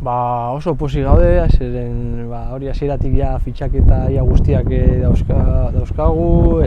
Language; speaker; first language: Basque; non-native, local second language; Spanish